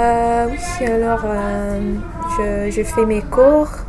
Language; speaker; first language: French; non-native, fluent; English